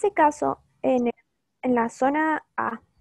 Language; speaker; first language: Spanish; native; Spanish